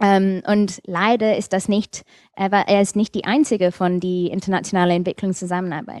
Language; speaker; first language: German; non-native, fluent; English